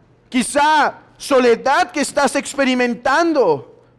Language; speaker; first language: Spanish; native; Spanish